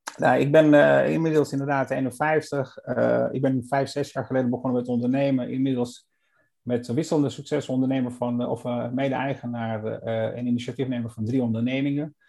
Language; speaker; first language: Dutch; non-native, fluent; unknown